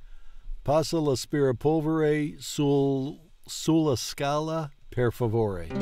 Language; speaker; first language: Italian; non-native, learner; English